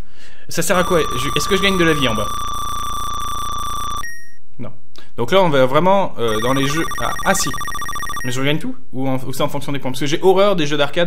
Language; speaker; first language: French; native; French